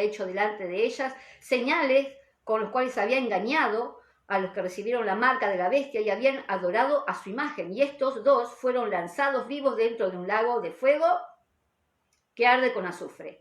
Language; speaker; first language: Spanish; native; Spanish